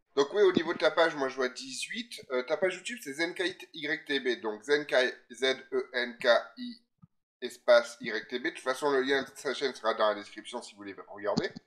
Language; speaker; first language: French; native; French